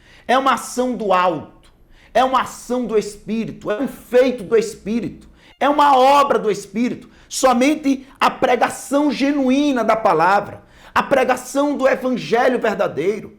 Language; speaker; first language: Portuguese; native; Portuguese